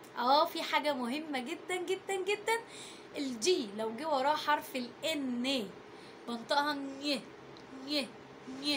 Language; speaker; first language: Arabic; native; Arabic